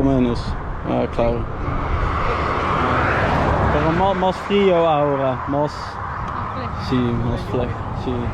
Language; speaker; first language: Spanish; non-native, learner; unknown